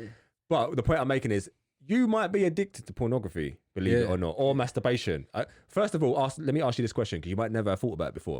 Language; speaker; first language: English; native; English